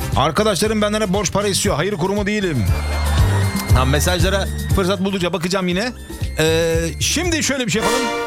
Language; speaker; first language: Turkish; early bilingual, heritage; Turkish